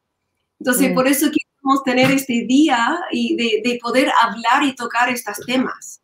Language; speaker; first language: Spanish; non-native, learner; English